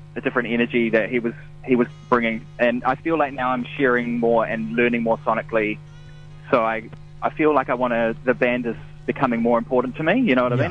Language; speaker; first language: English; native; English